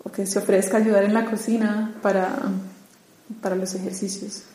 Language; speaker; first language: Spanish; native; Spanish